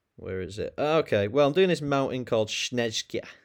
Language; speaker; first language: English; native; English